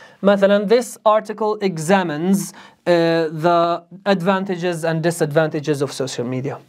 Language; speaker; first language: English; non-native, fluent; Arabic